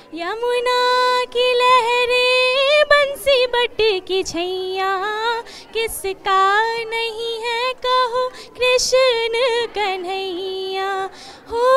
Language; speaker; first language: Hindi; native; Hindi